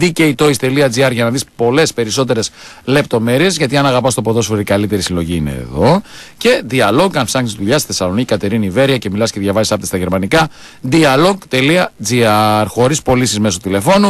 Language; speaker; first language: Greek; native; Greek